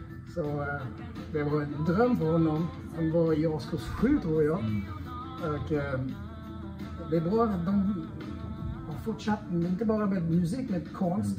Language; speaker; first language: Swedish; non-native, fluent; French